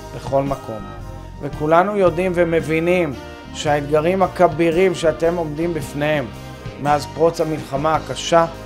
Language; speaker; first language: Hebrew; native; Hebrew